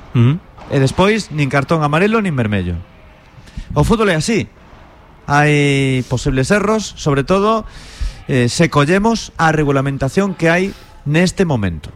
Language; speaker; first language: Galician; native; Galician